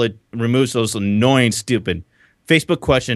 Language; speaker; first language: English; native; English